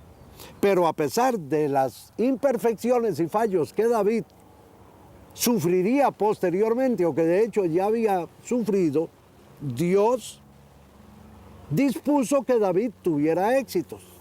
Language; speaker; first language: Spanish; native; Spanish